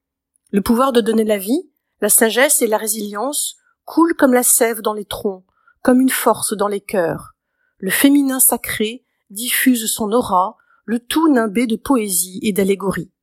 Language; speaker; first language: French; native; French